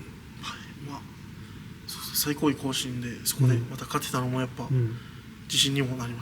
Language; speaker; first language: Japanese; native; Japanese